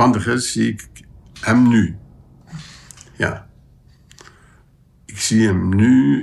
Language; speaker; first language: Dutch; non-native, local second language; French